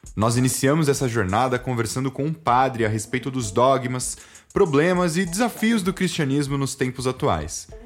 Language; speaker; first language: Portuguese; native; Portuguese